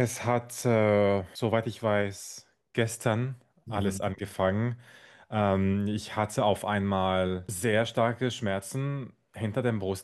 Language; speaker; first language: German; non-native, fluent; Arabic